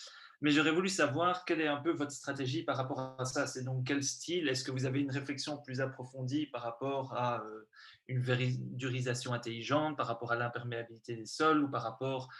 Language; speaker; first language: French; native; French